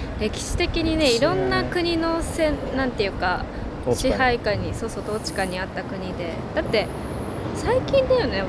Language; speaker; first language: Japanese; native; Japanese